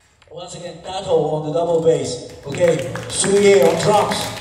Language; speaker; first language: English; non-native, fluent; Spanish